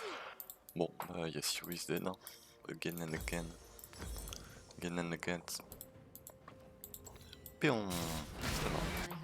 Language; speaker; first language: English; non-native, learner; French